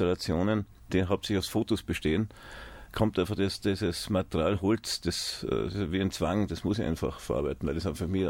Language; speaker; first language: German; native; German